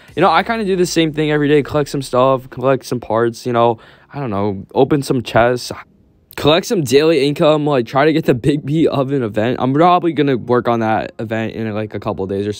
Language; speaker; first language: English; native; English